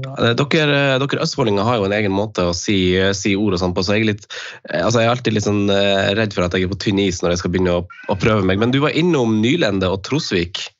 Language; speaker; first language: Norwegian; native; Norwegian